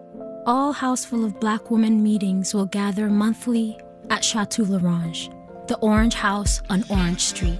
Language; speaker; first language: English; non-native, local second language; Hausa